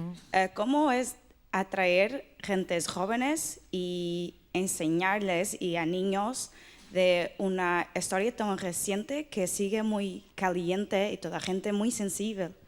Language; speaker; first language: Spanish; non-native, fluent; English